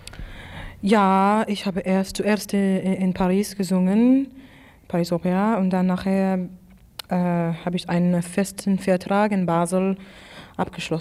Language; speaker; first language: German; non-native, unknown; English